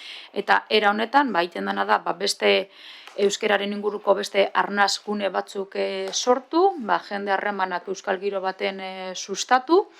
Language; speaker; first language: Basque; native; Basque